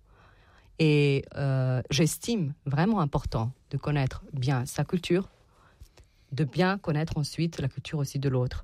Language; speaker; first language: French; non-native, fluent; Serbian